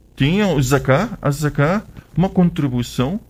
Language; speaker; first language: Portuguese; non-native, learner; Arabic